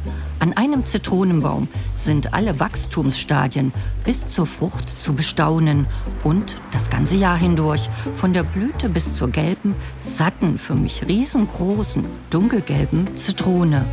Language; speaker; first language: German; native; German